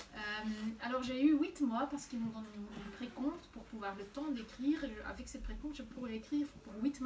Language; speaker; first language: French; non-native, local second language; Dutch